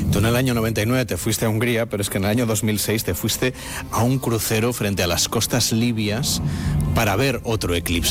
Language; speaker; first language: Spanish; native; Spanish